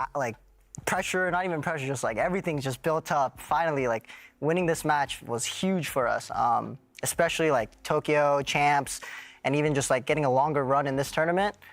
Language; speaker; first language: English; native; English